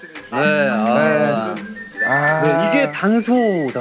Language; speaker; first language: Korean; native; Korean